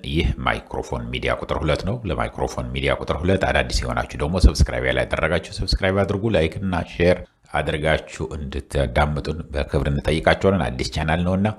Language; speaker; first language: Amharic; non-native, local second language; Tigrinya